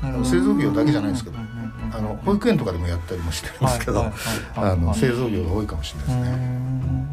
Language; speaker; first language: Japanese; native; Japanese